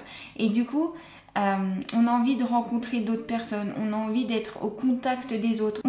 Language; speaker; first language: French; native; French